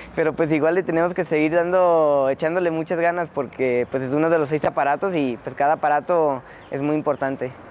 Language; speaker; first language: Spanish; early bilingual, heritage; Spanish